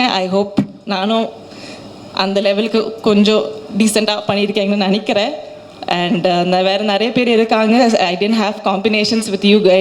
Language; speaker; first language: Tamil; non-native, learner; Malayalam